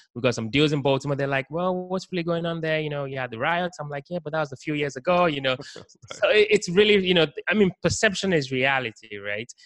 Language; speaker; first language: English; non-native, local second language; Yoruba